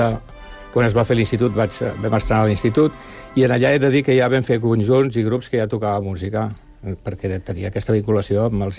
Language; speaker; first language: Catalan; native; Catalan